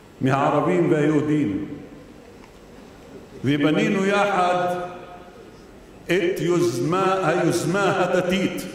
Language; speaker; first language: Hebrew; non-native, local second language; Arabic